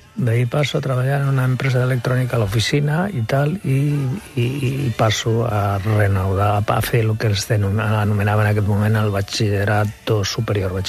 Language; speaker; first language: Catalan; non-native, local second language; Spanish